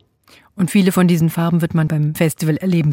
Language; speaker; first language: German; native; German